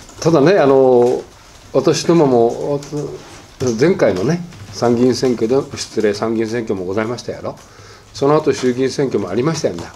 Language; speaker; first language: Japanese; native; Japanese